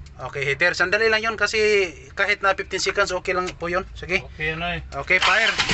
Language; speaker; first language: Filipino; native; Filipino